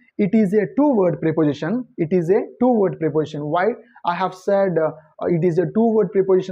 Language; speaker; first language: English; non-native, local second language; Telugu